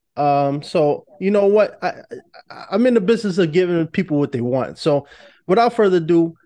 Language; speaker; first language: English; native; English